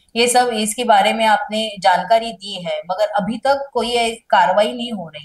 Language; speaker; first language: Hindi; non-native, local second language; Marathi